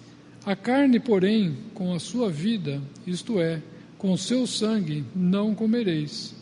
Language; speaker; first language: Portuguese; native; Portuguese